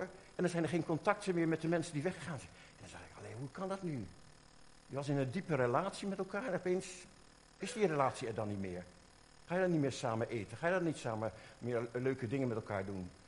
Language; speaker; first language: Dutch; native; Dutch